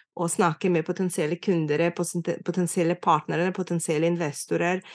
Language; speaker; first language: Norwegian; non-native, fluent; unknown